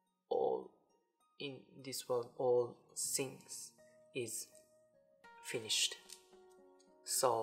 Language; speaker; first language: English; non-native, learner; Japanese